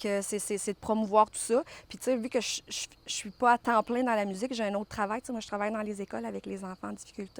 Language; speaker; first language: French; native; French